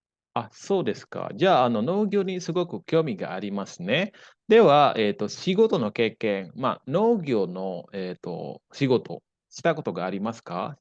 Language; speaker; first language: Japanese; non-native, fluent; Indonesian